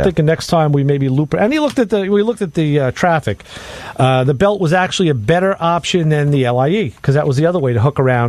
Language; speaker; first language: English; native; English